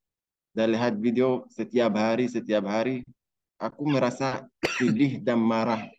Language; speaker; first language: Indonesian; non-native, learner; Arabic